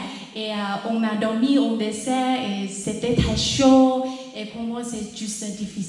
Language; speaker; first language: French; non-native, learner; Thai